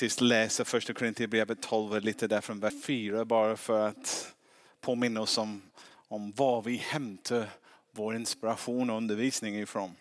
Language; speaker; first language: Swedish; non-native, fluent; English